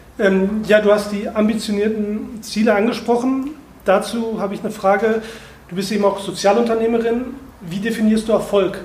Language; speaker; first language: German; native; German